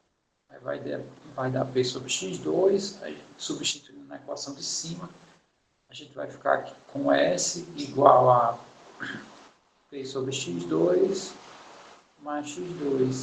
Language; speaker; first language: Portuguese; native; Portuguese